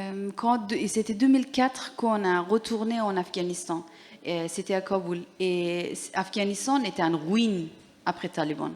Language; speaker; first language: French; non-native, learner; Persian